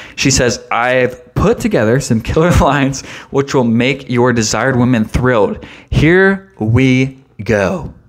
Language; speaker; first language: English; native; English